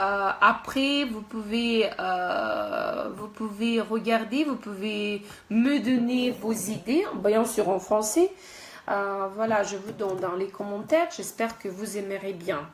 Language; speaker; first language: French; non-native, fluent; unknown